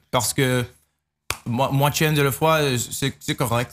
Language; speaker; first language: French; non-native, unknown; English